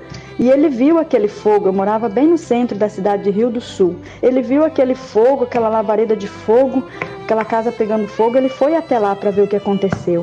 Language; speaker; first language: Portuguese; native; Portuguese